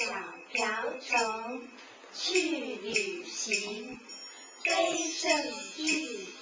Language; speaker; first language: Chinese; native; Chinese